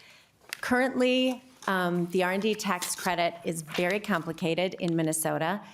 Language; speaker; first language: English; native; English